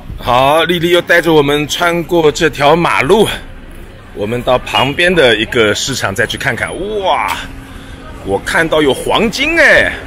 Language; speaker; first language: Chinese; native; Chinese